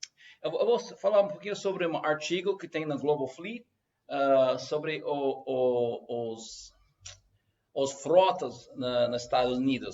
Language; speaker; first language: Portuguese; non-native, fluent; English